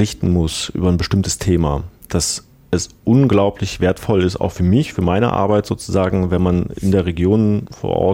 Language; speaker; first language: German; native; German